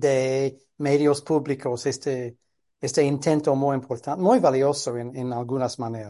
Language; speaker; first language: Spanish; non-native, fluent; English